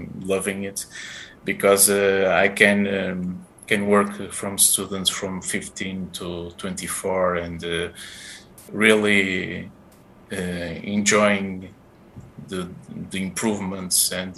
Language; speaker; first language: English; non-native, fluent; Portuguese